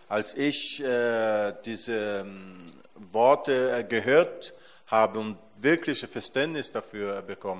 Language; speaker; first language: German; non-native, fluent; Portuguese